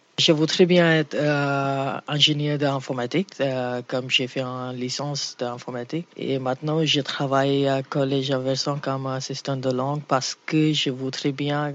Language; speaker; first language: French; non-native, learner; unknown